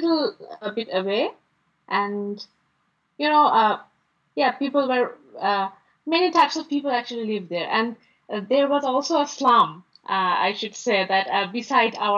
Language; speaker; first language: English; non-native, local second language; Bangla